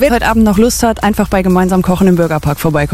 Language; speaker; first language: German; native; German